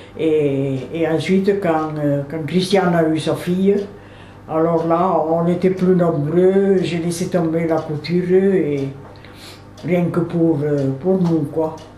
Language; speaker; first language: French; early bilingual, other home language; Polish